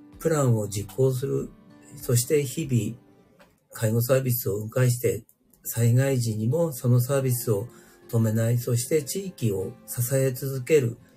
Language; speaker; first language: Japanese; native; Japanese